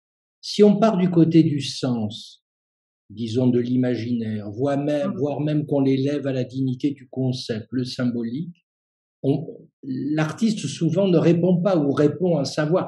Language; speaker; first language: French; native; French